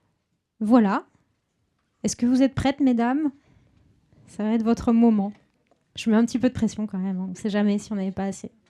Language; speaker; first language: French; native; French